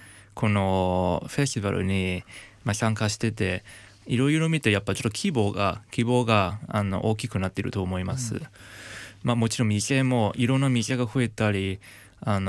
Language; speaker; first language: Japanese; non-native, fluent; Cantonese